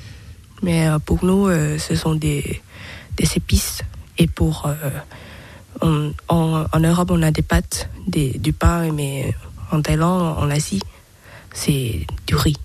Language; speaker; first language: French; non-native, learner; Thai